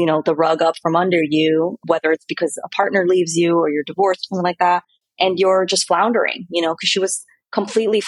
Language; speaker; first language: English; native; English